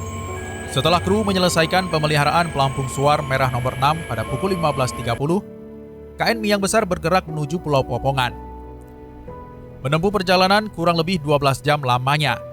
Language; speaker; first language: Indonesian; native; Indonesian